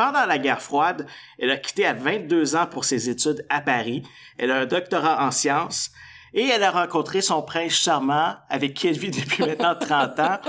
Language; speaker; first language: French; native; French